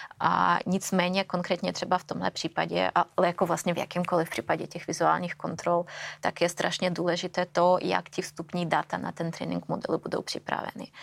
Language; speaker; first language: Czech; native; Czech